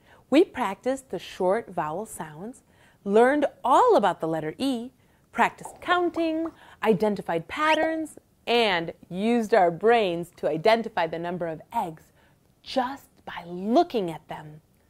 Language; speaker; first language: English; early bilingual, other home language; Spanish